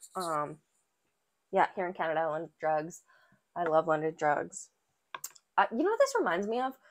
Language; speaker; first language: English; native; English